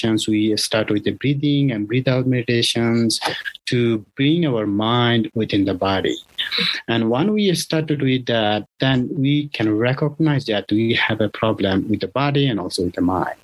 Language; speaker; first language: English; non-native, local second language; Bangla